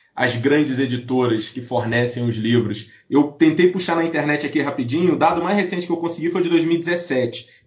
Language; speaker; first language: Portuguese; native; Portuguese